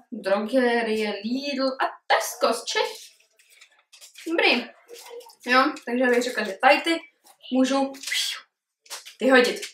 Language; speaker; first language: Czech; early bilingual, heritage; Czech